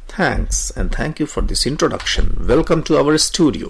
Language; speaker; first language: English; non-native, local second language; Hindi